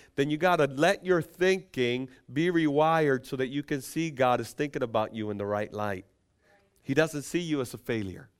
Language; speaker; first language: English; non-native, fluent; Spanish